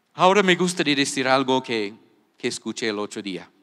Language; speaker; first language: Spanish; non-native, fluent; English